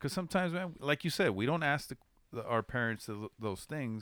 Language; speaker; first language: English; early bilingual, other home language; Spanish